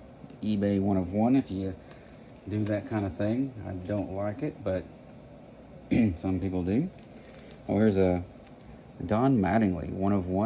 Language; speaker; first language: English; native; English